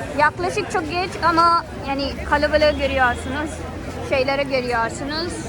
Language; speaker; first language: Turkish; non-native, fluent; Hindi